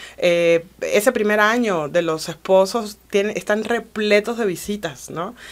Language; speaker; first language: Spanish; native; Spanish